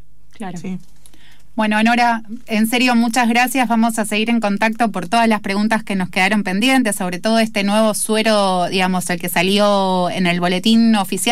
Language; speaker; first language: Spanish; native; Spanish